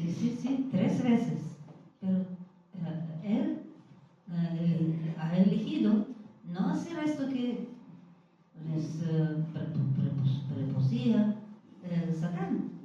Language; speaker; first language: Spanish; non-native, fluent; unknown